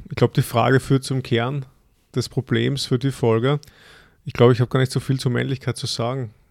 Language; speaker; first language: German; native; German